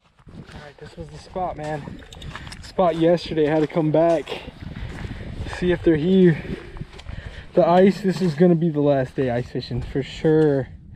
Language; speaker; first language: English; native; English